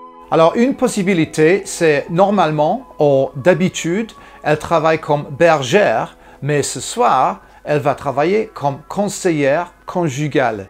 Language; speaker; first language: French; non-native, fluent; English